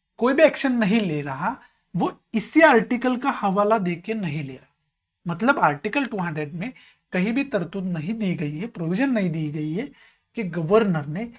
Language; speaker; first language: Hindi; non-native, local second language; Marathi